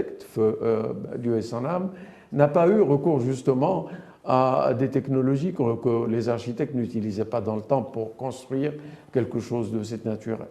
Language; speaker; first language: French; non-native, local second language; Arabic